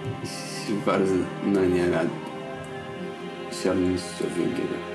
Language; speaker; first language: German; non-native, learner; Arabic